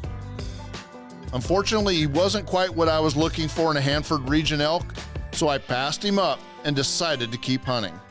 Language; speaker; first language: English; native; English